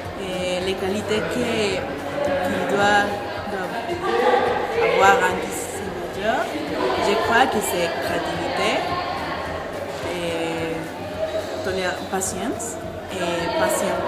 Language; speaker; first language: French; non-native, learner; Spanish